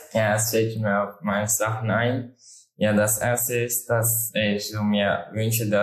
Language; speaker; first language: German; non-native, learner; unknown